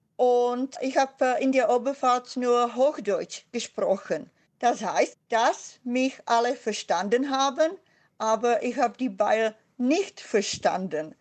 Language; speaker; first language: German; non-native, fluent; Czech